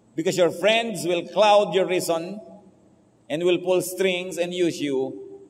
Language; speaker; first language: English; non-native, local second language; Filipino